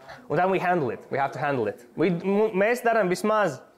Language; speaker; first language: English; non-native, fluent; Latvian